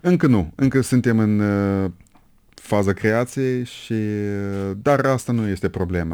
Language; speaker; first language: Romanian; non-native, local second language; Russian